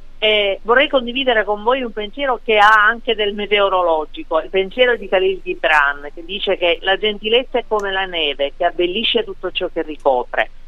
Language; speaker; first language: Italian; native; Italian